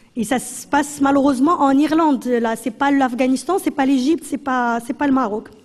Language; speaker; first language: French; non-native, local second language; Arabic